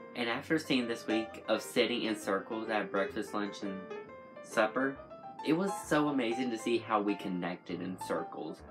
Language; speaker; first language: English; native; English